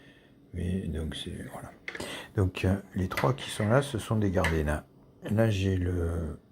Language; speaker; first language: French; native; French